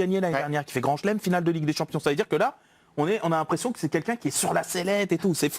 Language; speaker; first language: French; native; French